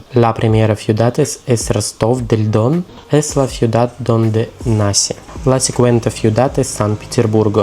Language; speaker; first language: Spanish; non-native, learner; Russian